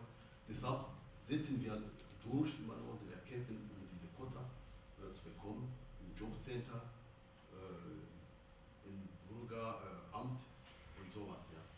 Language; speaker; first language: German; non-native, fluent; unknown